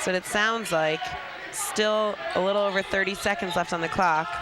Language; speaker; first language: English; native; English